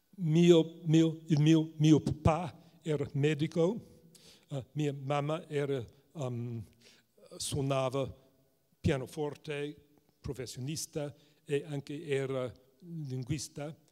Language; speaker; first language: Italian; non-native, fluent; English